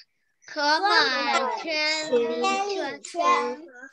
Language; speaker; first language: Chinese; early bilingual, heritage; Chinese